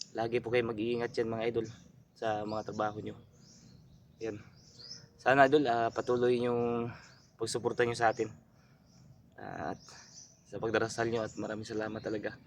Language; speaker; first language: Filipino; non-native, local second language; Cebuano